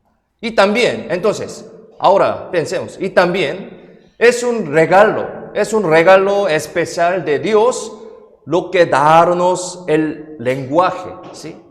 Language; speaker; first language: Spanish; non-native, fluent; Korean